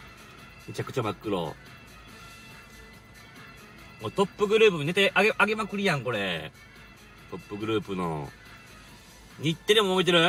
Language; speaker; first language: Japanese; native; Japanese